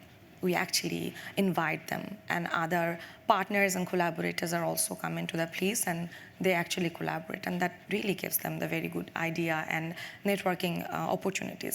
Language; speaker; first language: English; non-native, local second language; Bangla